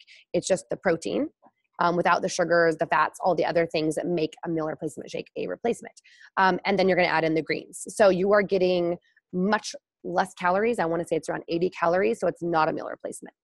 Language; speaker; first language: English; native; English